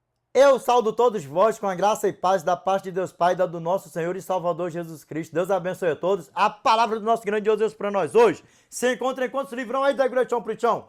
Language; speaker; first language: Portuguese; native; Portuguese